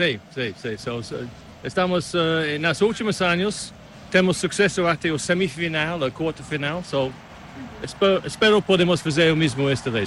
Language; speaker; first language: Portuguese; non-native, learner; English